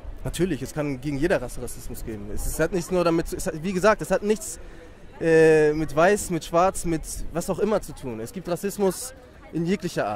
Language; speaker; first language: German; native; German